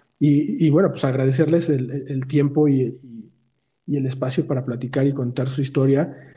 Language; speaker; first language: Spanish; native; Spanish